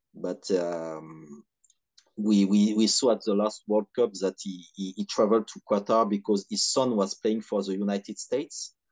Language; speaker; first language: English; non-native, fluent; French